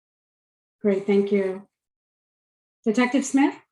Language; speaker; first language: English; native; English